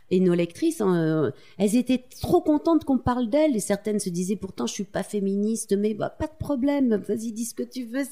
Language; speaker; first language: French; native; French